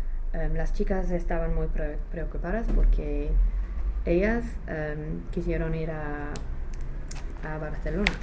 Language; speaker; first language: Spanish; non-native, learner; English